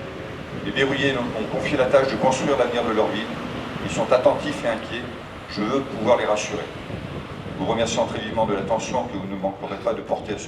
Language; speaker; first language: French; native; French